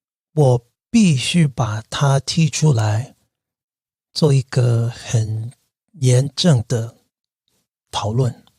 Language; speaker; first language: Chinese; non-native, fluent; English